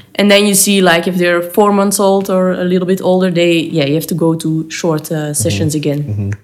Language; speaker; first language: English; non-native, fluent; Dutch